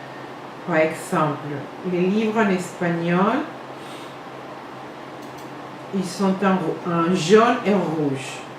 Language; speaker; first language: French; non-native, fluent; Spanish